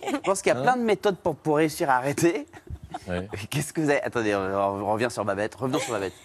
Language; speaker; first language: French; native; French